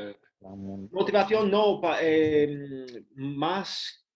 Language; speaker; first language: Spanish; non-native, learner; English